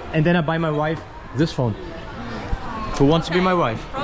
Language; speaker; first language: English; non-native, fluent; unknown